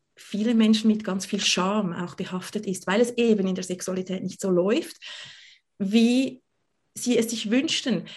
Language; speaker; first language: German; native; German